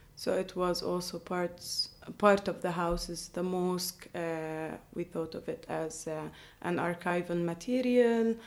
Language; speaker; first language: English; non-native, fluent; Arabic